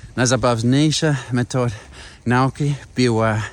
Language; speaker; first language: Polish; non-native, learner; English